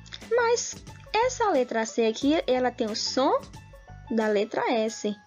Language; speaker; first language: Portuguese; native; Portuguese